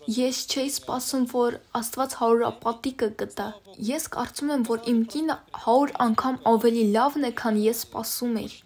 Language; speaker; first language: Armenian; non-native, local second language; Russian